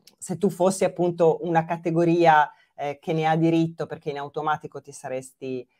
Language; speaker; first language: Italian; native; Italian